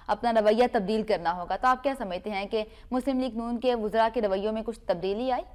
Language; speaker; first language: Urdu; native; Urdu